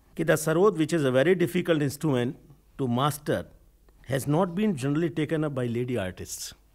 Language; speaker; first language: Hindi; native; Hindi